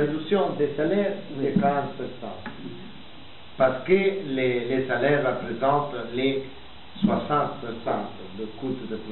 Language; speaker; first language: French; non-native, fluent; Italian